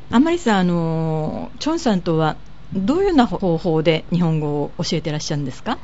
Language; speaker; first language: Japanese; native; Japanese